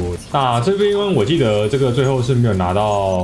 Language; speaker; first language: Chinese; native; Chinese